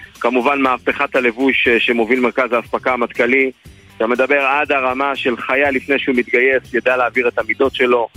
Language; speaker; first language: Hebrew; native; Hebrew